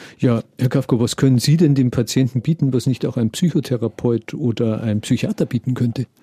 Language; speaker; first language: German; native; German